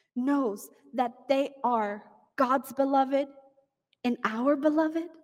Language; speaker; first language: English; early bilingual, other home language; Spanish